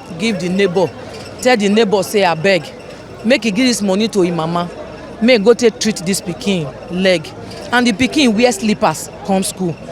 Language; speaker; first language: Nigerian Pidgin; non-native, local second language; Bini